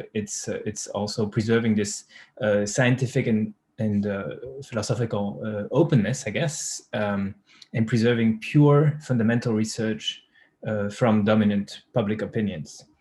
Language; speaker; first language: English; non-native, fluent; French